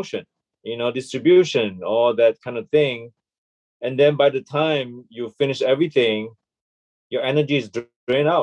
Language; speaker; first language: English; non-native, local second language; Chinese